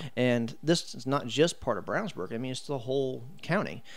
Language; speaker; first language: English; native; English